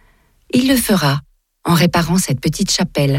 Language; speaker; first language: French; native; French